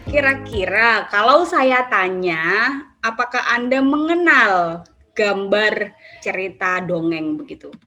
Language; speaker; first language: Indonesian; native; Indonesian